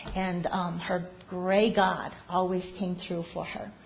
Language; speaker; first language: English; non-native, fluent; Chinese